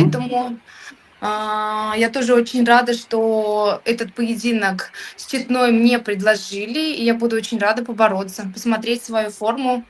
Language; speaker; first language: Russian; native; Russian